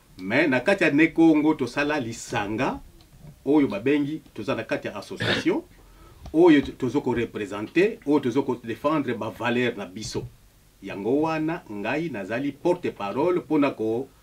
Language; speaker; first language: Lingala; non-native, local second language; Kongo